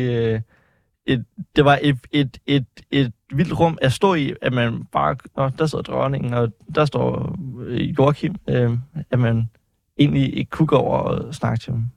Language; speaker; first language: Danish; native; Danish